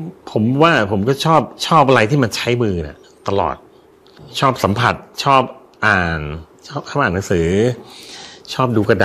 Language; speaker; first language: Thai; native; Thai